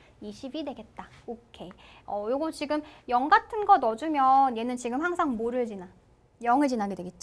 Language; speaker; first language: Korean; native; Korean